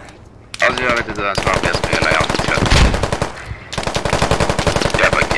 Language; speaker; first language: Swedish; native; Swedish